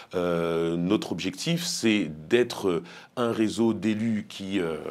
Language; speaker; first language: French; native; French